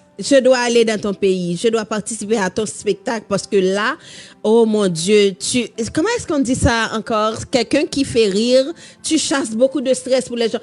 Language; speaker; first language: French; non-native, local second language; Haitian Creole